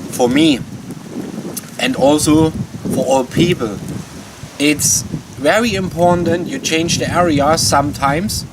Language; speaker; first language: English; non-native, learner; German